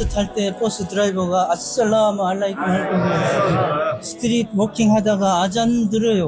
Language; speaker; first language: Korean; non-native, learner; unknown